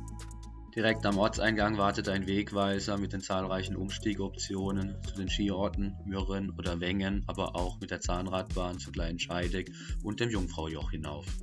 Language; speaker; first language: German; native; German